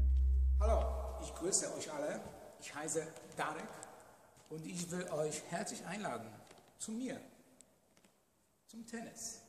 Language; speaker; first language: German; non-native, fluent; Polish